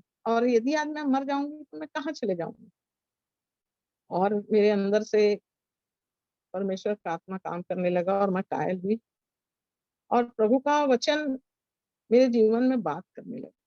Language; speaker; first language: Hindi; native; Hindi